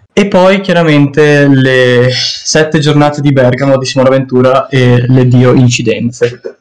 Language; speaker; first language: Italian; native; Italian